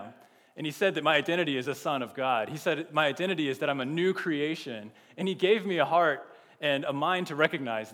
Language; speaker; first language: English; native; English